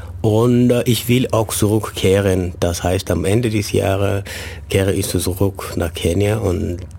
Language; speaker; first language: German; non-native, fluent; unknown